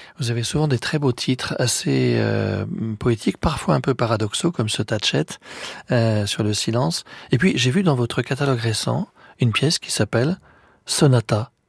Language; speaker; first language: French; native; French